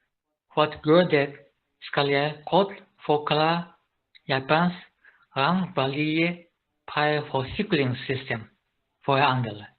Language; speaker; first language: Danish; non-native, learner; Japanese